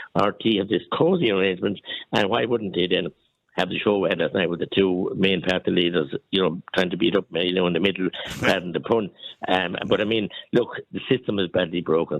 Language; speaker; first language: English; native; English